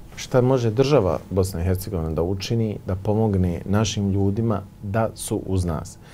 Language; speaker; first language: Bosnian; native; Bosnian